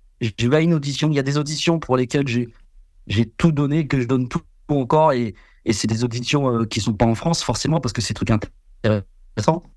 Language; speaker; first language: French; early bilingual, other home language; Vietnamese